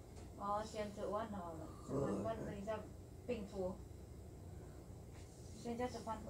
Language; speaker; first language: Chinese; non-native, learner; Indonesian